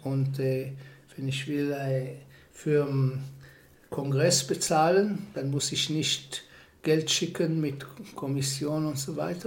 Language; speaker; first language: German; non-native, fluent; Hebrew